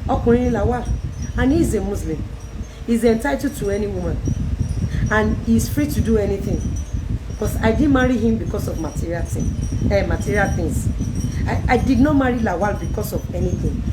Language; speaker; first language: English; non-native, local second language; Yoruba